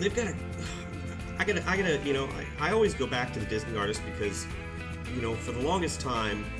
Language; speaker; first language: English; native; English